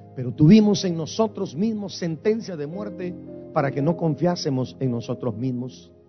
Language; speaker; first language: Spanish; native; Spanish